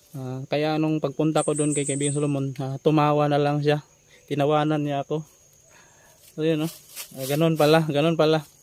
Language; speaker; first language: Filipino; native; Filipino